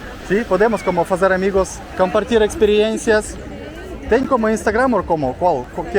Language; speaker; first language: Portuguese; non-native, learner; Russian